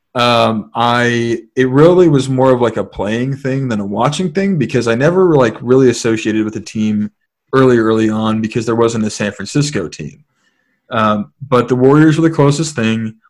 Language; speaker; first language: English; native; English